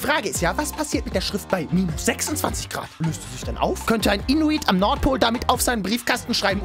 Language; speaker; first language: German; native; German